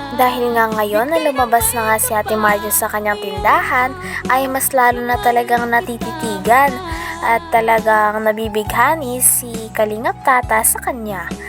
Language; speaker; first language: Filipino; native; Filipino